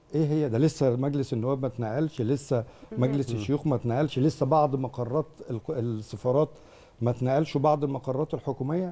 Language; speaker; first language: Egyptian Arabic; native; Egyptian Arabic